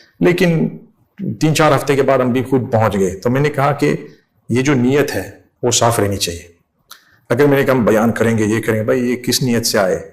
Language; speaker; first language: Urdu; non-native, fluent; English